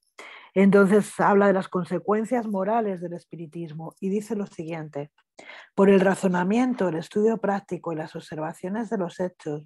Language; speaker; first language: Spanish; native; Spanish